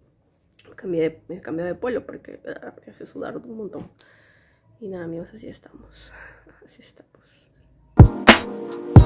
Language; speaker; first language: Spanish; native; Spanish